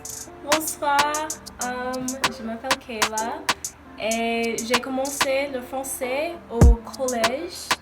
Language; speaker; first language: French; non-native, learner; English